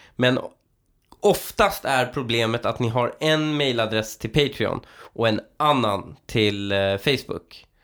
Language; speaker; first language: Swedish; early bilingual, other home language; Persian